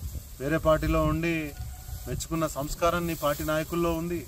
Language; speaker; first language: Telugu; native; Telugu